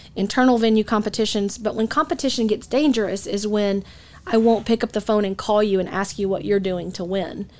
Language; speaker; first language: English; native; English